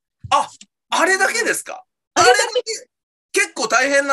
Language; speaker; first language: Japanese; native; Japanese